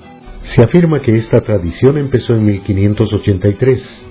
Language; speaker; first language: Spanish; native; Spanish